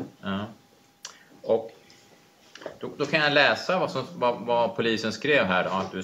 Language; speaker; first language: Swedish; native; Swedish